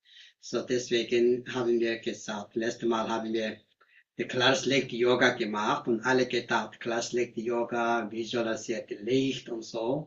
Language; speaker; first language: German; non-native, learner; Tibetan